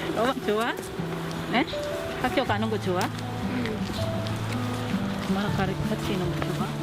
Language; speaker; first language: Korean; non-native, learner; Filipino